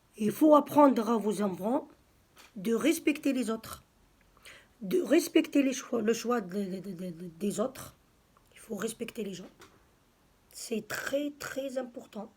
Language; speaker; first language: French; early bilingual, other home language; Arabic